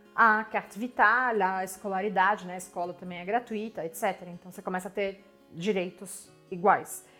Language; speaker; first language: Portuguese; non-native, fluent; French